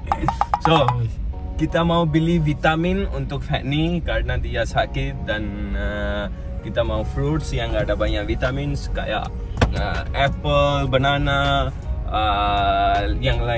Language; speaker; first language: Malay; non-native, learner; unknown